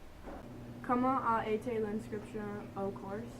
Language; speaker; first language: French; non-native, learner; English